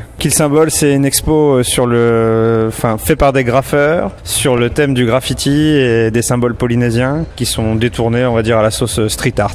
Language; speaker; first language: French; native; French